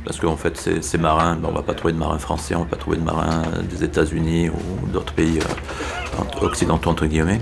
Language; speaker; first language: French; native; French